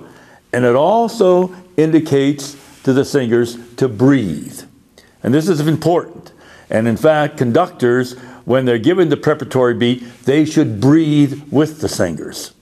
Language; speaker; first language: English; native; English